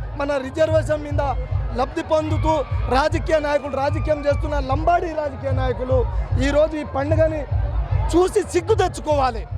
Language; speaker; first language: Telugu; non-native, local second language; Lambadi